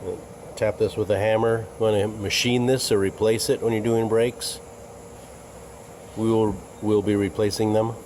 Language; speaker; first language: English; native; English